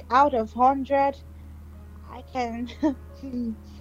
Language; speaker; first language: English; non-native, local second language; Igbo